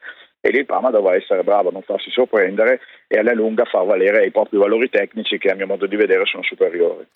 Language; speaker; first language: Italian; native; Italian